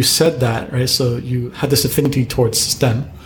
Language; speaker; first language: English; native; English